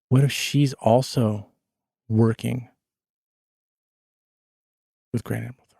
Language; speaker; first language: English; native; English